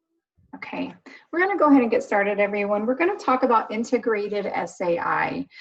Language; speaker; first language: English; native; English